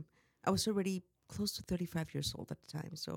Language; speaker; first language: English; non-native, fluent; Spanish